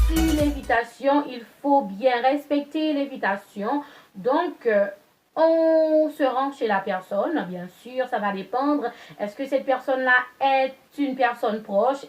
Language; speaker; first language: French; non-native, local second language; Haitian Creole